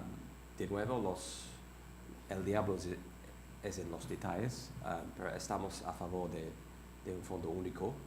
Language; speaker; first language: Spanish; non-native, fluent; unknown